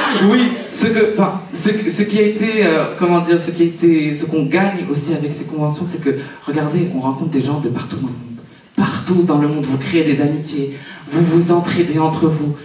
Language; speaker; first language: French; native; French